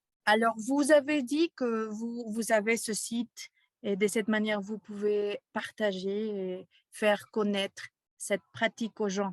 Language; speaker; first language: French; non-native, fluent; Spanish